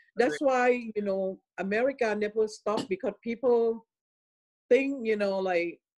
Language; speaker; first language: English; non-native, learner; Thai